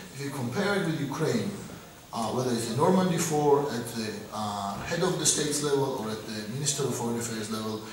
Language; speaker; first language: English; non-native, fluent; Georgian